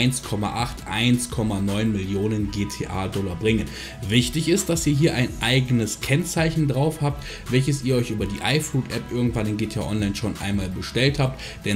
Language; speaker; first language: German; native; German